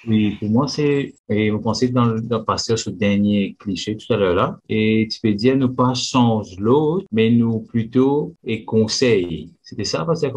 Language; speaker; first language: French; non-native, local second language; Morisyen